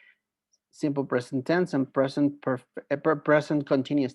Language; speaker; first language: English; non-native, fluent; Spanish